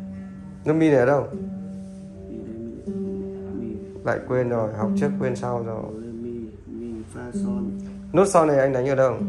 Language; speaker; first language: Vietnamese; native; Vietnamese